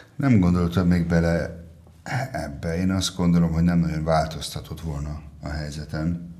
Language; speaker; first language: Hungarian; early bilingual, heritage; Hungarian